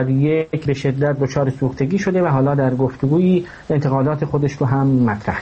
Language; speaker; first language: Persian; native; Persian